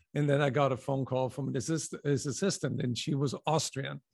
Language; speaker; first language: English; non-native, fluent; German